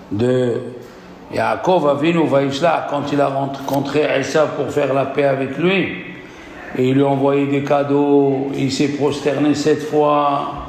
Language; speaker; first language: French; native; French